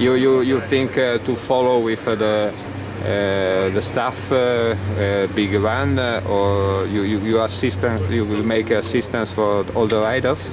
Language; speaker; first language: English; non-native, learner; Italian